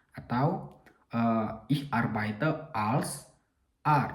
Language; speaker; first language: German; non-native, learner; Indonesian